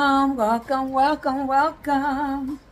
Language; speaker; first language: English; native; English